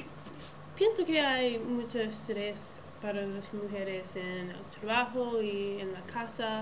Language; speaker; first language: Spanish; non-native, learner; English